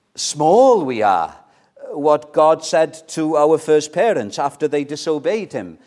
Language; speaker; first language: English; native; English